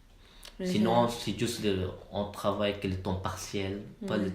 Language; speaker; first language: French; non-native, learner; Malay